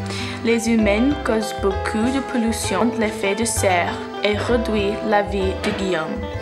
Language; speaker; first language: French; non-native, learner; English